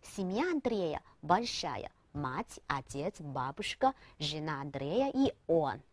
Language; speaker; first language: Russian; non-native, fluent; Chinese